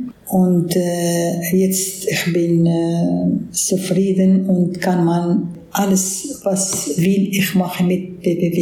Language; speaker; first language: German; non-native, learner; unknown